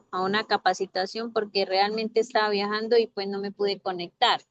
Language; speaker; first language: Spanish; native; Spanish